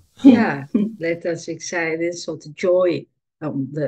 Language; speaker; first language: Dutch; non-native, learner; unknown